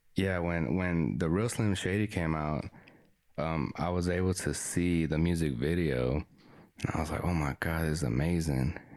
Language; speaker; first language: English; early bilingual, other home language; Spanish